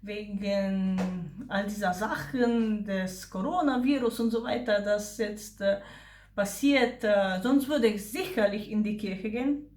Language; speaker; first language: German; non-native, fluent; Slovenian